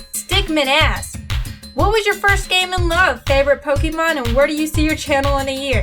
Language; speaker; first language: English; native; English